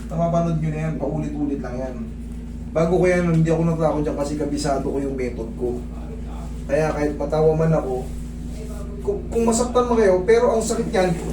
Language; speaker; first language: Filipino; native; Filipino